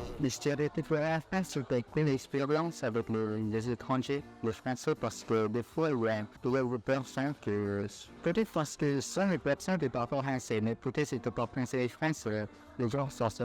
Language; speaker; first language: French; non-native, learner; Filipino